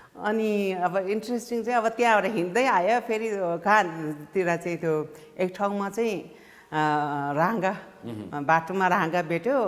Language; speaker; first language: Nepali; non-native, local second language; Sherpa